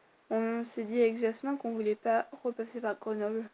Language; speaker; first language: French; native; French